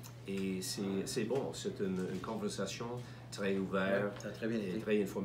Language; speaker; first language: French; non-native, learner; English